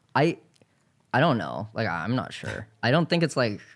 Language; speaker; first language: English; native; English